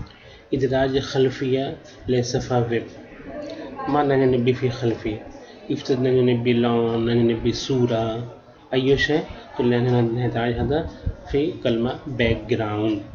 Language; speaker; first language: Arabic; non-native, learner; Urdu